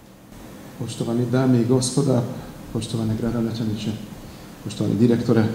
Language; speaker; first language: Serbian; non-native, fluent; Hungarian